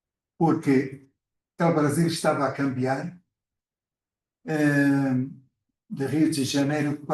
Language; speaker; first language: Spanish; non-native, fluent; Portuguese